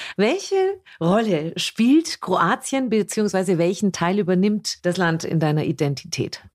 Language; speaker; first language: German; native; German